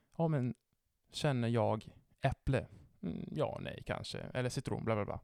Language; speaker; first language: Swedish; non-native, fluent; Italian